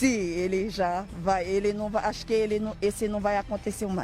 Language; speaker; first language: Portuguese; non-native, learner; Haitian Creole